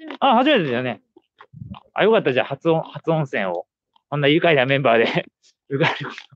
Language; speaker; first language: Japanese; native; Japanese